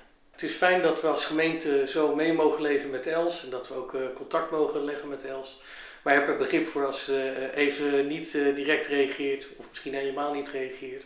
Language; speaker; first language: Dutch; native; Dutch